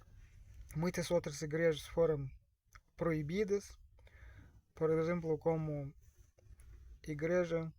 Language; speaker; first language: Portuguese; non-native, learner; Russian